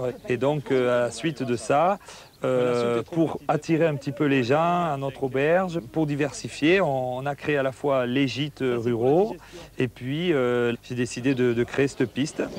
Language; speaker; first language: French; native; French